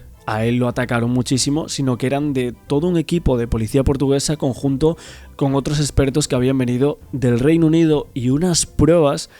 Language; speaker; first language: Spanish; native; Spanish